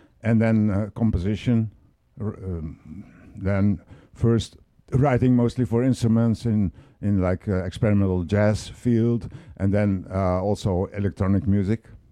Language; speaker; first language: English; non-native, fluent; Dutch